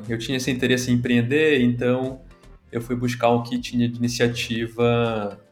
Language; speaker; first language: Portuguese; native; Portuguese